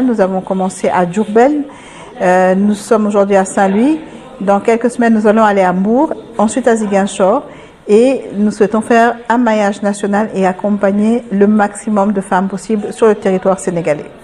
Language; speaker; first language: French; non-native, local second language; Wolof